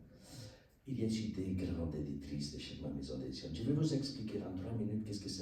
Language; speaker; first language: French; non-native, learner; Spanish